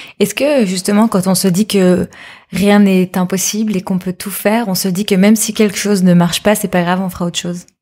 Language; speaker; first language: French; native; French